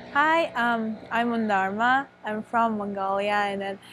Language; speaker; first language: English; non-native, fluent; Mongolian